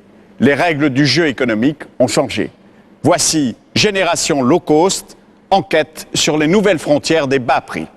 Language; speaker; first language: French; native; French